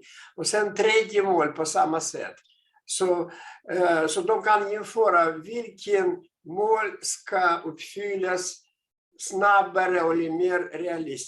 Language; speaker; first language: Swedish; non-native, fluent; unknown